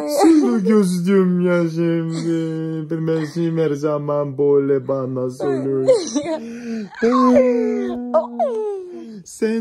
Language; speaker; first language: Turkish; non-native, learner; Korean